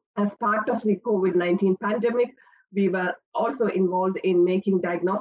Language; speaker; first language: English; non-native, local second language; Malayalam